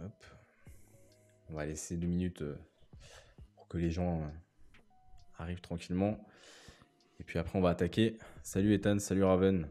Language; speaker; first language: French; native; French